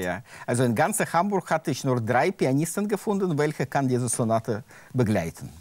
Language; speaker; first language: German; non-native, learner; Russian